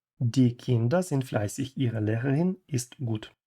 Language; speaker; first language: German; non-native, fluent; Ukrainian